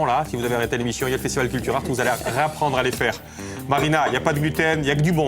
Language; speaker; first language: French; native; French